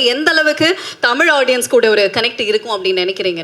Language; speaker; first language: Tamil; native; Tamil